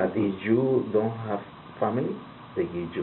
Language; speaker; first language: English; non-native, learner; Spanish